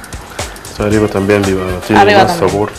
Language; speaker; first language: Spanish; non-native, learner; Arabic